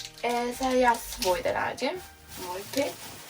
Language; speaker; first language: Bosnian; early bilingual, heritage; Serbian